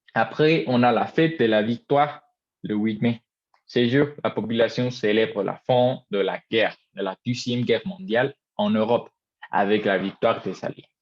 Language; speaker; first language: French; non-native, learner; Spanish